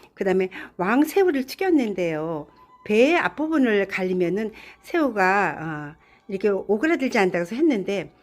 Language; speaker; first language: Korean; native; Korean